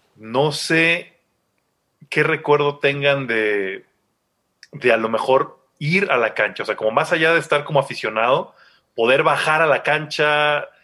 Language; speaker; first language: Spanish; native; Spanish